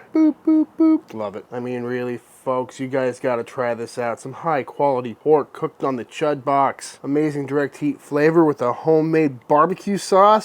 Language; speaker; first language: English; native; English